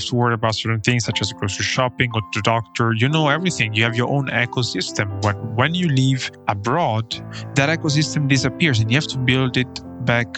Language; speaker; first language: English; non-native, fluent; Italian